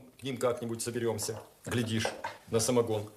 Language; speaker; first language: Russian; native; Russian